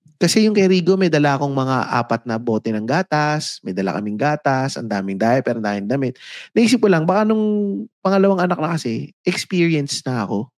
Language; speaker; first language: Filipino; native; Filipino